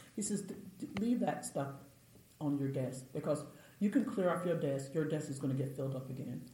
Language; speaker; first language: English; native; English